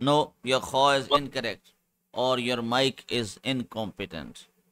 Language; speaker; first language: English; non-native, local second language; Urdu